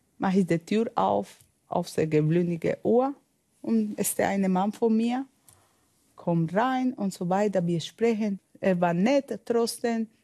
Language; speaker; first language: German; non-native, learner; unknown